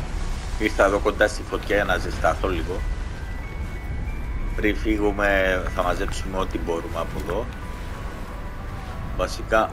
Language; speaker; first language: Greek; native; Greek